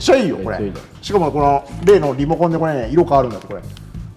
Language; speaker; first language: Japanese; native; Japanese